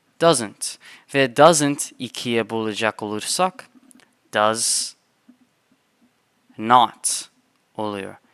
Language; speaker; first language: Turkish; non-native, fluent; English